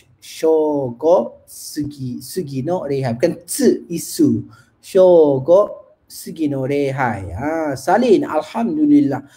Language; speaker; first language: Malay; native; Malay